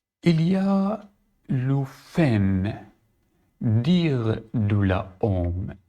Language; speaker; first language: French; non-native, learner; Arabic